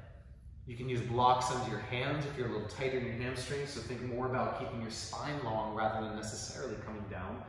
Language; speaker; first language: English; native; English